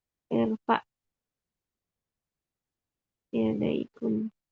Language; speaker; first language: Arabic; non-native, fluent; Indonesian